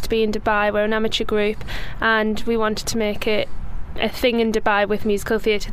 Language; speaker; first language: English; native; English